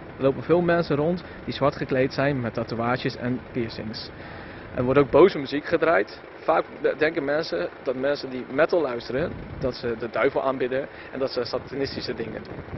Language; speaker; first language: Dutch; native; Dutch